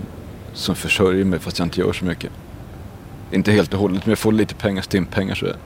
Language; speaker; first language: Swedish; native; Swedish